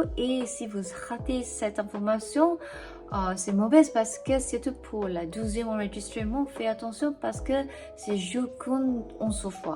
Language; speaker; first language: French; non-native, fluent; English